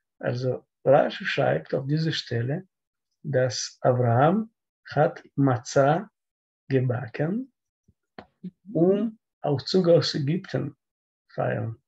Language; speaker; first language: German; non-native, learner; Russian